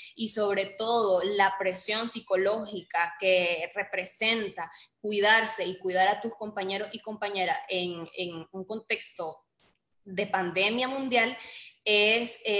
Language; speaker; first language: Spanish; native; Spanish